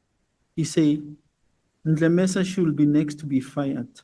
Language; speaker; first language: English; non-native, local second language; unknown